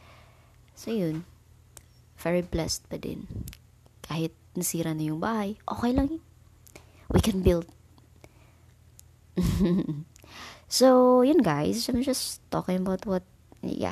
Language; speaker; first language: English; non-native, local second language; Cebuano